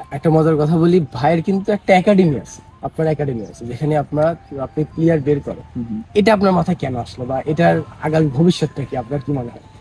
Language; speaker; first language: Bangla; native; Bangla